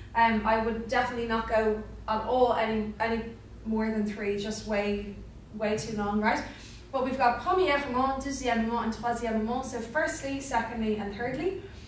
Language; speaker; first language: English; native; English